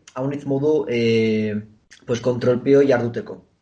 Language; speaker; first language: Basque; non-native, local second language; Spanish